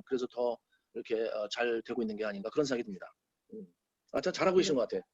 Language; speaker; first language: Korean; native; Korean